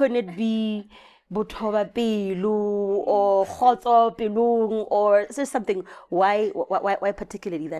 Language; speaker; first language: English; non-native, local second language; Southern Sotho